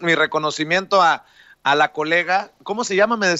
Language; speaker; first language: Spanish; native; Spanish